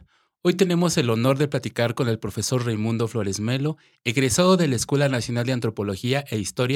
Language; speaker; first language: Spanish; native; Spanish